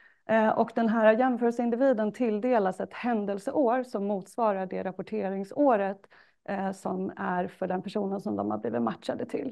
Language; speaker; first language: Swedish; native; Swedish